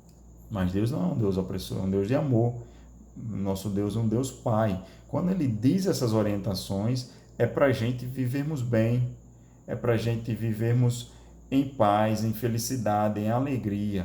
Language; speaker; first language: Portuguese; native; Portuguese